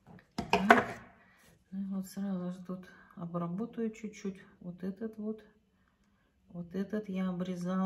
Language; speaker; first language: Russian; native; Russian